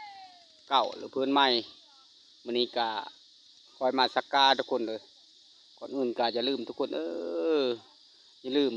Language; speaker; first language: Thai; non-native, local second language; Lao